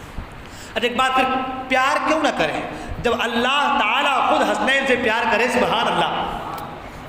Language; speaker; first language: Urdu; native; Urdu